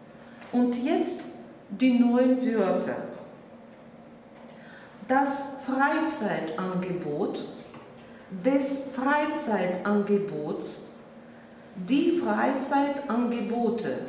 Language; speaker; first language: German; non-native, fluent; Russian